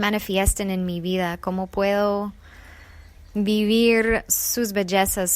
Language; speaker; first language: Spanish; non-native, fluent; English